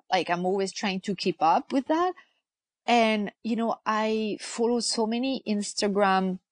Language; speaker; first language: English; non-native, fluent; French